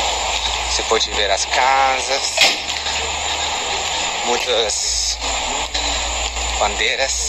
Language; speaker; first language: Portuguese; non-native, fluent; English